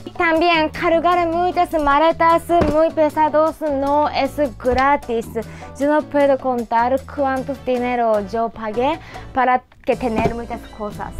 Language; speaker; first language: Spanish; non-native, learner; Japanese